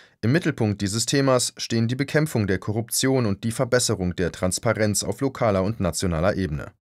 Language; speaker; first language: German; native; German